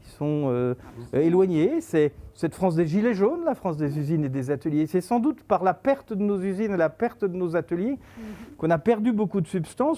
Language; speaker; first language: French; native; French